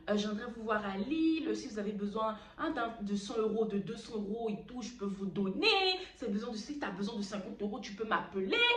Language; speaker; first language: French; early bilingual, other home language; Lingala